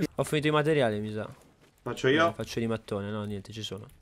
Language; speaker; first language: Italian; native; Italian